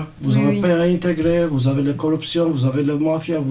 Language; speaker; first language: French; non-native, learner; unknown